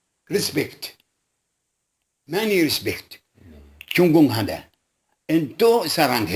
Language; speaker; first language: Korean; non-native, local second language; Arabic